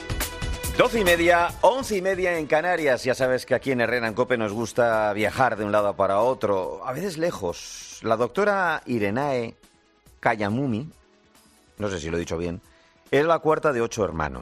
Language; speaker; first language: Spanish; native; Spanish